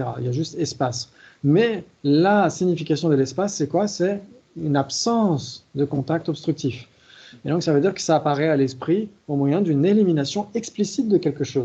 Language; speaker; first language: French; native; French